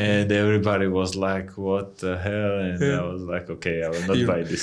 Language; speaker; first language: English; non-native, fluent; Georgian